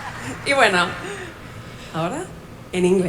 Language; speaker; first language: Spanish; non-native, fluent; English